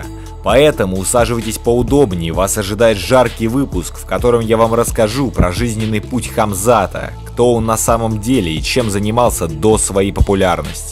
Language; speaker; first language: Russian; native; Russian